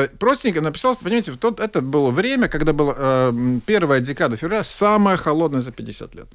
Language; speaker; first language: Russian; non-native, local second language; Latvian